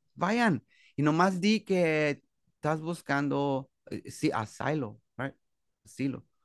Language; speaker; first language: Spanish; early bilingual, heritage; Spanish